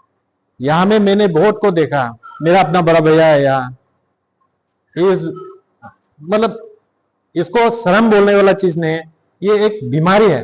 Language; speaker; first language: Hindi; non-native, local second language; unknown